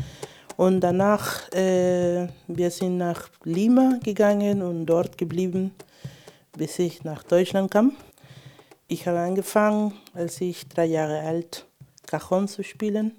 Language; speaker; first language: German; non-native, fluent; Spanish